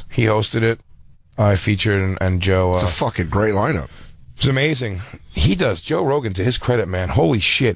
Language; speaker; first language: English; native; English